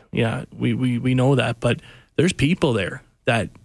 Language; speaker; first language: English; native; English